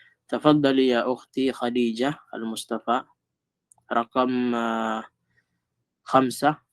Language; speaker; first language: Arabic; non-native, fluent; Filipino